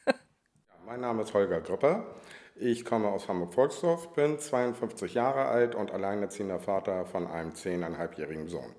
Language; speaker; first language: German; native; German